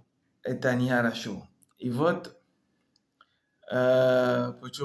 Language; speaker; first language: Russian; non-native, learner; French